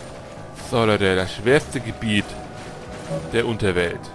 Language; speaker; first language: German; native; German